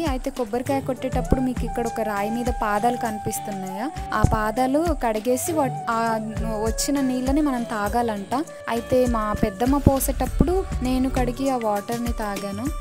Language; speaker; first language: Telugu; non-native, local second language; Lambadi